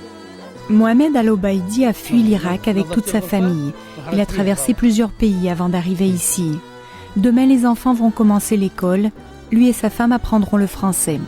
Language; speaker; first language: French; native; French